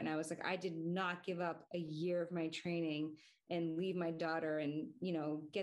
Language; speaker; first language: English; native; English